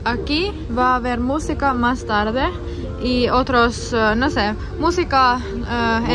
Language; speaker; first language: Spanish; non-native, learner; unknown